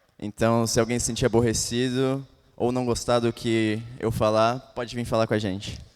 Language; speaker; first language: Portuguese; native; Portuguese